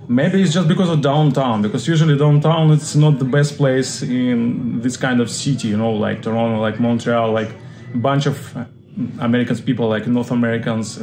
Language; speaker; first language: English; non-native, fluent; Russian